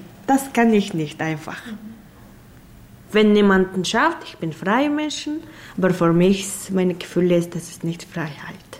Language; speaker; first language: German; non-native, learner; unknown